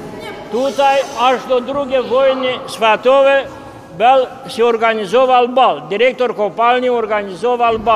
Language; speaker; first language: Polish; early bilingual, heritage; Polish